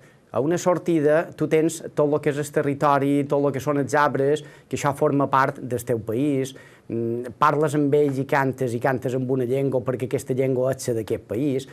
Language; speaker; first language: Catalan; native; Catalan